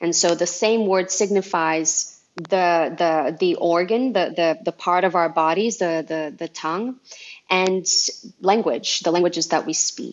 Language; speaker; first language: English; non-native, fluent; Portuguese